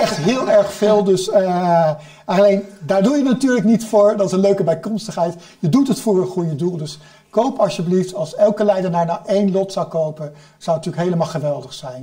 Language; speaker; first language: Dutch; native; Dutch